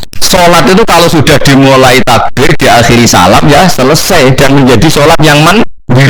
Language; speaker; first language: Indonesian; non-native, local second language; Javanese